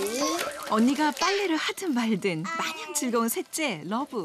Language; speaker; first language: Korean; native; Korean